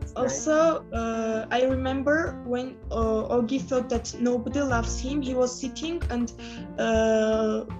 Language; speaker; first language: English; non-native, fluent; Armenian